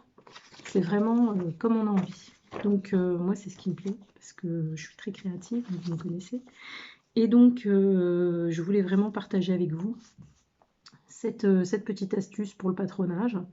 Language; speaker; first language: French; native; French